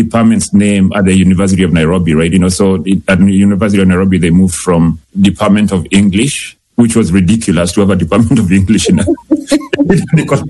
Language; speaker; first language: English; non-native, local second language; Kikuyu